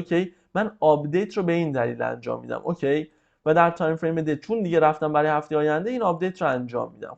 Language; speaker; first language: Persian; native; Persian